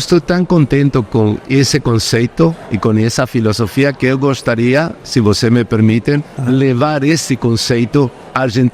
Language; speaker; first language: Portuguese; non-native, fluent; Spanish